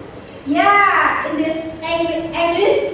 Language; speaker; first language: English; non-native, learner; Indonesian